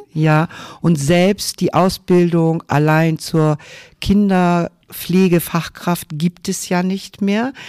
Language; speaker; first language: German; non-native, local second language; Low German